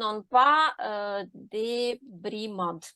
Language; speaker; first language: French; non-native, learner; Ukrainian